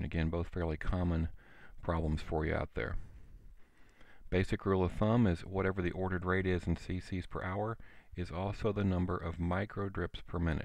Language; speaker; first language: English; native; English